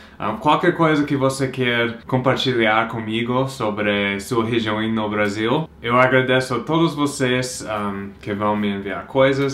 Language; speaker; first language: Portuguese; non-native, fluent; English